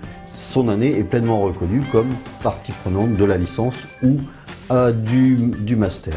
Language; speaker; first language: French; native; French